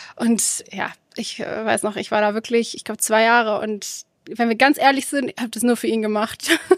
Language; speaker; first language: German; early bilingual, other home language; Arabic